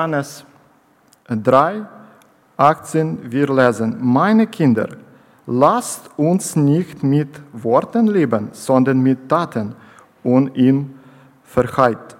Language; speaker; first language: German; non-native, learner; Ukrainian